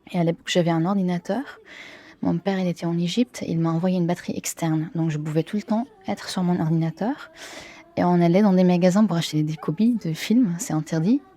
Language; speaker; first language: French; non-native, fluent; Arabic